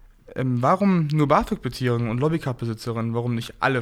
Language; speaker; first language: German; native; German